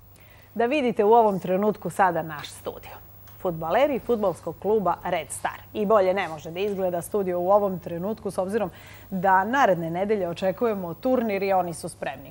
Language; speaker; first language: Serbian; native; Serbian